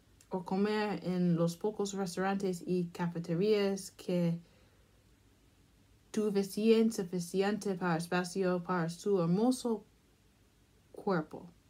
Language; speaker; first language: Spanish; non-native, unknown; English